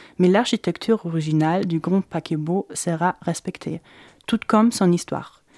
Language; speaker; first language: French; non-native, fluent; German